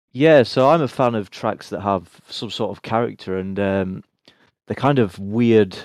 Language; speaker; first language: English; native; English